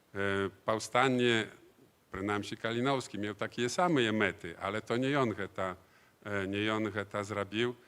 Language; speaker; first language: Polish; non-native, learner; Belarusian